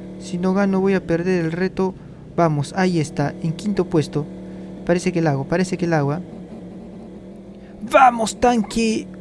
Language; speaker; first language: Spanish; native; Spanish